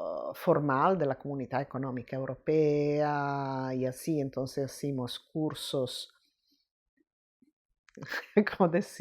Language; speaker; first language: Spanish; non-native, fluent; Italian